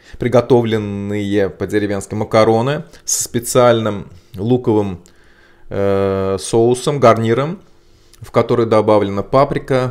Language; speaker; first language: Russian; non-native, local second language; Azerbaijani